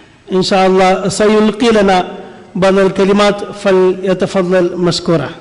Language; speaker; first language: Arabic; non-native, fluent; Malayalam